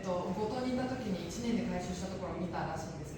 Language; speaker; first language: Japanese; native; Japanese